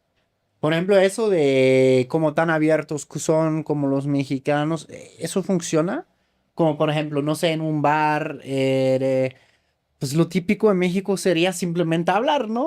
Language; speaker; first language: Spanish; non-native, fluent; German